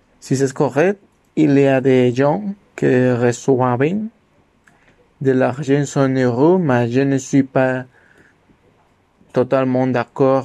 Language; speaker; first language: French; non-native, learner; Spanish